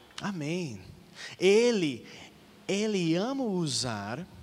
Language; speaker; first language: Portuguese; non-native, fluent; English